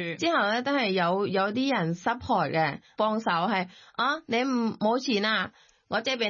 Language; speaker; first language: Cantonese; non-native, learner; Thai